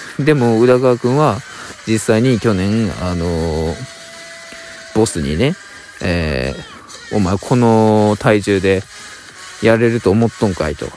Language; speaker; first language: Japanese; native; Japanese